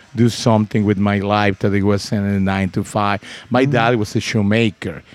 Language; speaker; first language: English; non-native, fluent; Spanish